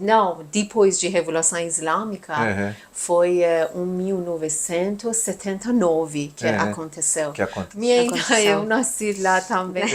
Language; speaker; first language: Portuguese; non-native, learner; Persian